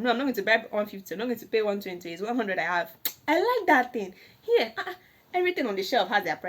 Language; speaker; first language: English; non-native, local second language; Igbo